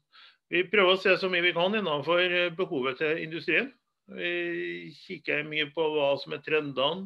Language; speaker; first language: Norwegian; native; Norwegian